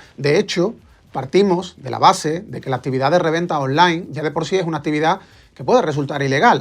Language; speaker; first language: Spanish; native; Spanish